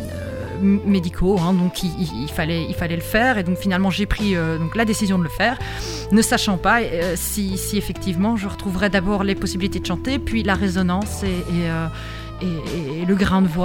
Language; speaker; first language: French; native; French